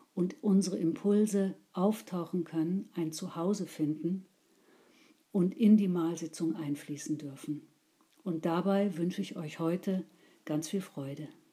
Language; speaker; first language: German; native; German